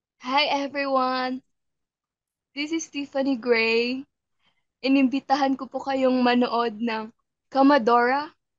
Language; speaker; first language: Filipino; non-native, local second language; Cebuano